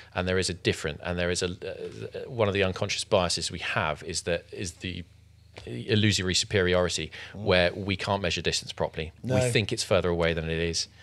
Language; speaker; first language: English; native; English